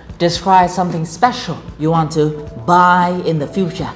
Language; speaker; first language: English; non-native, fluent; Vietnamese